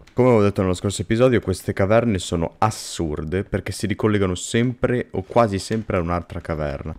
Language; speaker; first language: Italian; native; Italian